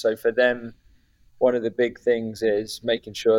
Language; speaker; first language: English; native; English